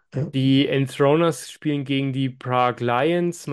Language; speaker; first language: German; native; German